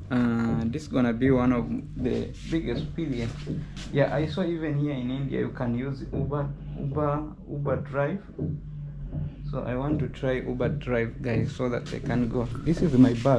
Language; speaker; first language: English; non-native, fluent; Rundi